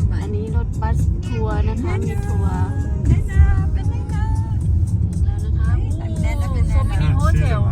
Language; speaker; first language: Thai; native; Thai